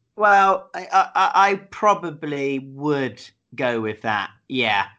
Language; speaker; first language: English; native; English